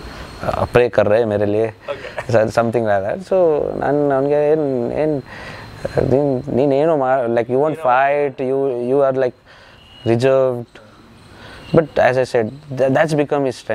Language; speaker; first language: Kannada; non-native, learner; Nepali